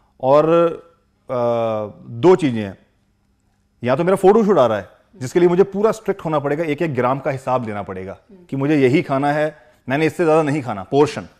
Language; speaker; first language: Hindi; non-native, local second language; Punjabi